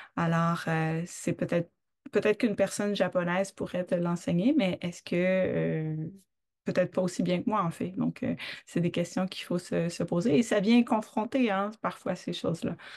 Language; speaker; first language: French; native; French